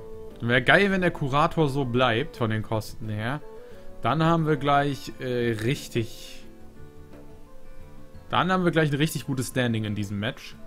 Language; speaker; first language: German; native; German